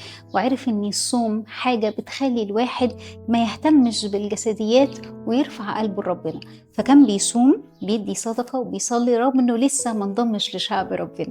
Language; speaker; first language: Arabic; native; Arabic